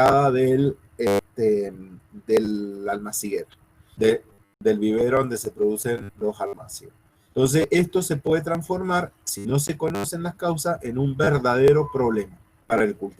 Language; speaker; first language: Spanish; native; Spanish